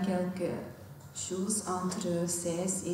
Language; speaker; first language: French; non-native, local second language; Dutch